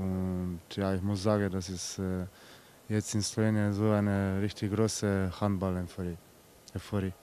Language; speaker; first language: German; non-native, fluent; Slovenian